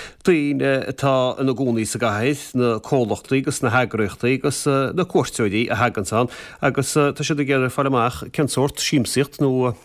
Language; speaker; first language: Irish; native; Irish